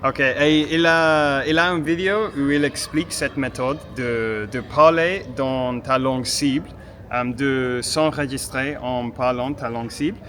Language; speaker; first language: French; non-native, fluent; English